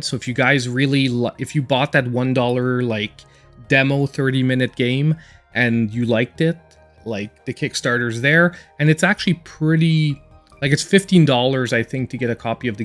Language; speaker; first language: English; native; English